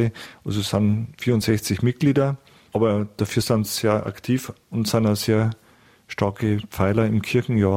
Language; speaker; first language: German; native; German